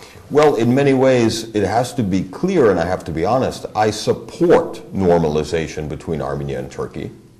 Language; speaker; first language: English; early bilingual, other home language; Armenian